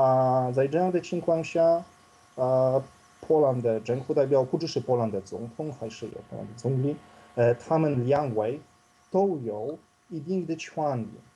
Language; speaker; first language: Chinese; non-native, fluent; Polish